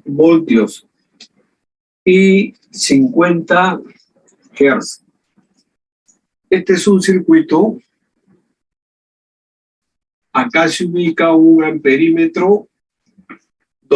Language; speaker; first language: Spanish; native; Spanish